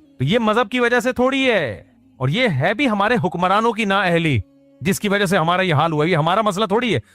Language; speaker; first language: Urdu; native; Urdu